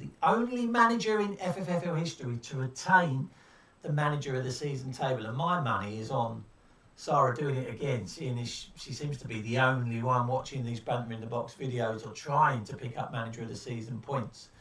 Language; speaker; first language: English; native; English